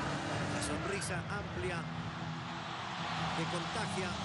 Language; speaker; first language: Spanish; native; Spanish